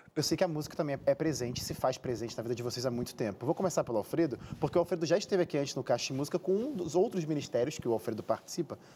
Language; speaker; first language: Portuguese; native; Portuguese